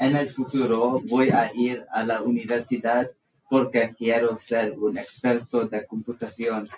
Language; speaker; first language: Spanish; non-native, learner; English